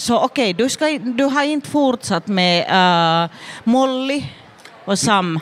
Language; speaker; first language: Swedish; non-native, fluent; Finnish